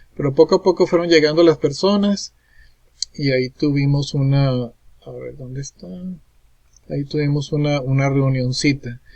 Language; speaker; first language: Spanish; native; Spanish